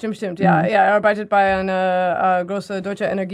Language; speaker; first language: German; non-native, learner; English